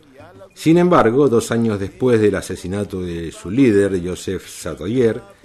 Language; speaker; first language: Spanish; native; Spanish